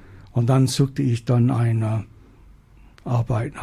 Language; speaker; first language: German; non-native, learner; English